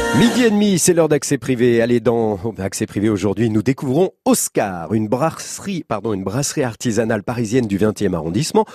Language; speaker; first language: French; native; French